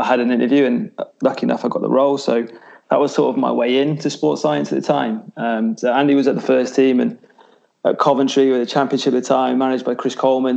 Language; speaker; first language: English; native; English